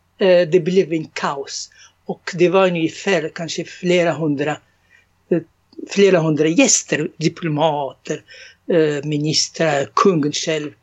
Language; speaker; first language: Swedish; non-native, fluent; Arabic